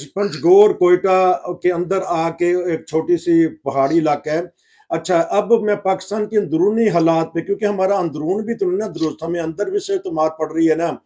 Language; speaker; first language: Urdu; non-native, local second language; Punjabi